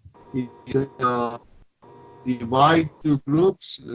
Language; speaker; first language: English; non-native, learner; Spanish